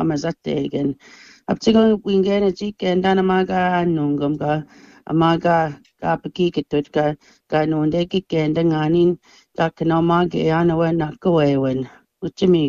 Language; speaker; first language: English; non-native, fluent; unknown